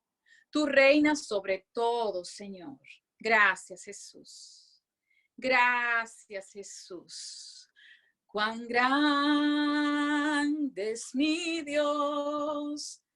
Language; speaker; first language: Spanish; native; Spanish